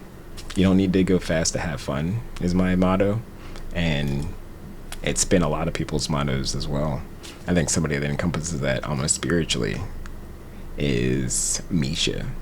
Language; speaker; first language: English; native; English